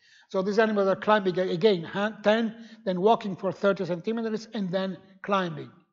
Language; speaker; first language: English; non-native, fluent; Italian